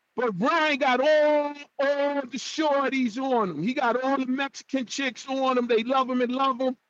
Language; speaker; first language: English; native; English